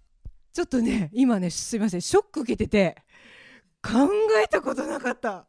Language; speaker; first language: Japanese; native; Japanese